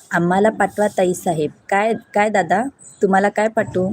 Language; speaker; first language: Hindi; non-native, local second language; Marathi